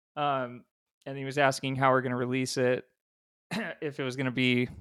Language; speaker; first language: English; native; English